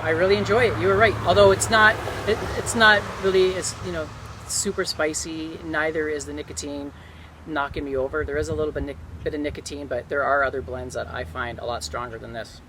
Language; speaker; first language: English; native; English